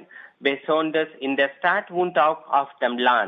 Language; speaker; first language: German; non-native, learner; Tamil